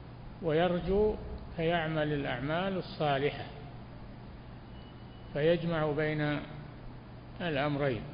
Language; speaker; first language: Arabic; native; Arabic